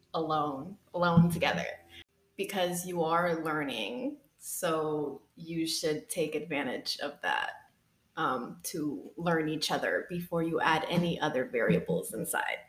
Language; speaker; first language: English; early bilingual, other home language; Spanish